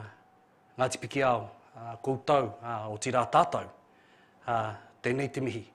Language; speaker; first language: Māori; non-native, local second language; English